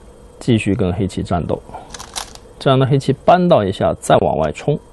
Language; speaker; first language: Chinese; native; Chinese